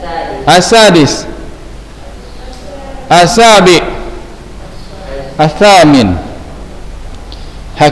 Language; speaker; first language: Arabic; non-native, fluent; Indonesian